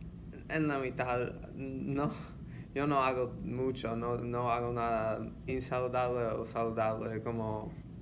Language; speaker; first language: Spanish; non-native, learner; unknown